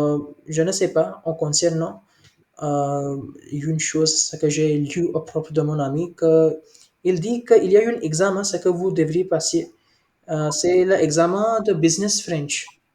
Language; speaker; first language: French; non-native, learner; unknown